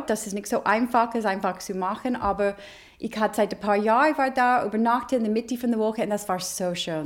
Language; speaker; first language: German; non-native, learner; English